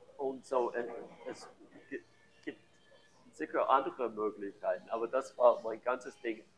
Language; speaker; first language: German; non-native, learner; English